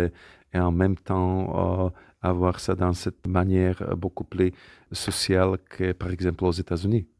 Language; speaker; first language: French; non-native, fluent; Slovak